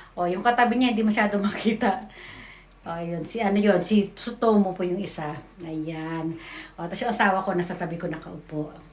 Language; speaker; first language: Filipino; native; Filipino